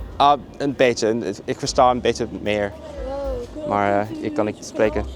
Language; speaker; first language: Dutch; non-native, learner; Cantonese